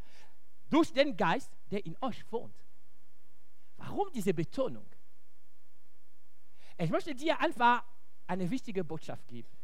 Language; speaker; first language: German; non-native, local second language; French